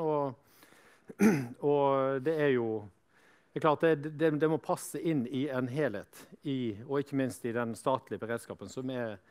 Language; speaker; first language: Norwegian; native; Norwegian